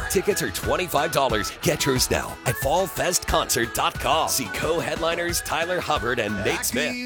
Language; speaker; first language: English; native; English